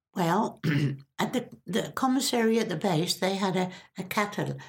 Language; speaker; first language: English; native; English